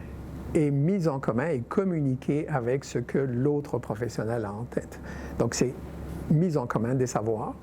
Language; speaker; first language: French; native; French